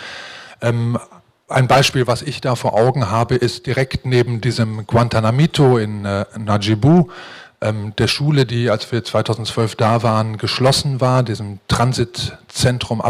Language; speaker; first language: German; native; German